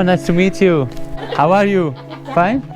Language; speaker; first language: English; non-native, learner; Spanish